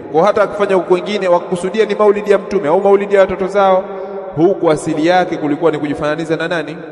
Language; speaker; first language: Swahili; native; Swahili